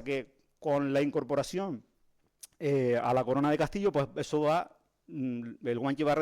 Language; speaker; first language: Spanish; native; Spanish